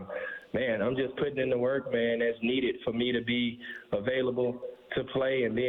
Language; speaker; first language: English; native; English